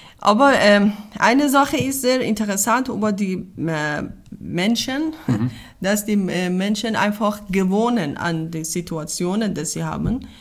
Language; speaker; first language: German; non-native, learner; Persian